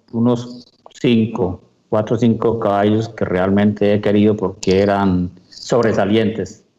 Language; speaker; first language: Spanish; native; Spanish